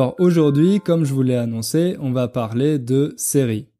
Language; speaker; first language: French; native; French